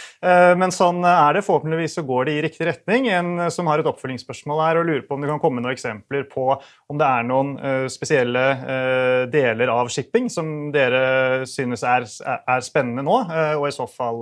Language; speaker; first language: Norwegian; native; Norwegian